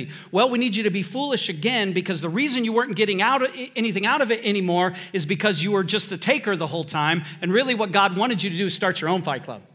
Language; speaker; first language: English; native; English